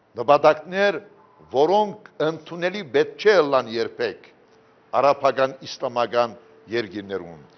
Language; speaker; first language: Armenian; early bilingual, heritage; Armenian